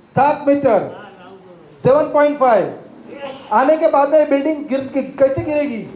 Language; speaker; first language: Hindi; non-native, local second language; Marathi